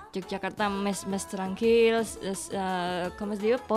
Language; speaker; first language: Catalan; non-native, learner; Indonesian